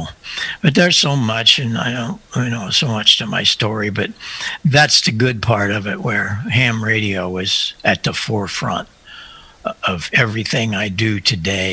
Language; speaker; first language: English; native; English